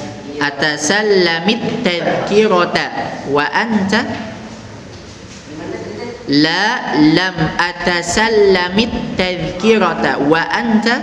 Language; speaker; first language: Arabic; non-native, fluent; Indonesian